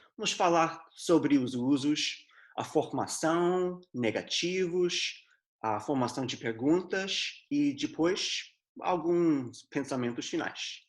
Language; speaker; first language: Portuguese; non-native, fluent; English